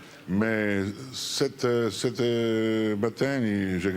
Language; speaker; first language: French; non-native, learner; Italian